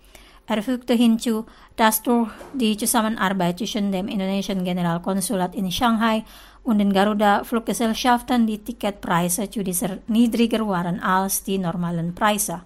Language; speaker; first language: German; non-native, fluent; Indonesian